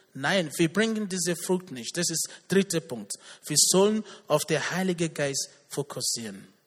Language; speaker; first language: German; non-native, learner; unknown